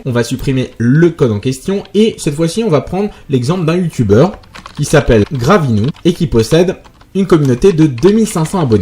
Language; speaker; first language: French; native; French